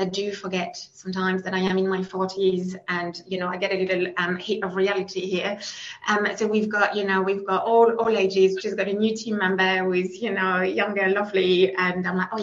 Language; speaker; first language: English; non-native, fluent; French